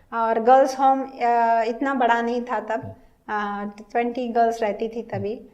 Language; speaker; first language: Hindi; early bilingual, heritage; Hindi